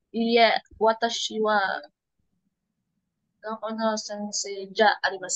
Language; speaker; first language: Japanese; non-native, learner; Filipino